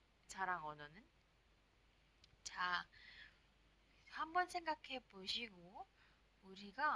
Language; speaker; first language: Korean; non-native, learner; Indonesian